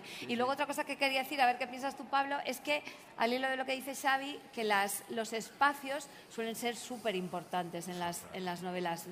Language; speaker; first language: Spanish; native; Spanish